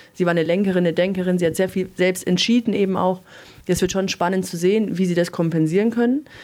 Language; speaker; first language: German; native; German